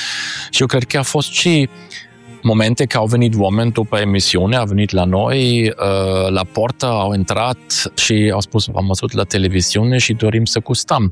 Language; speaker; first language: Romanian; non-native, fluent; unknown